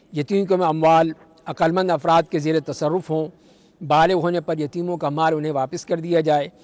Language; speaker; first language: Urdu; native; Urdu